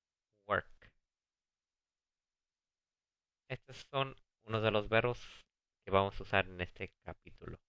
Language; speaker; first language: Spanish; early bilingual, heritage; Spanish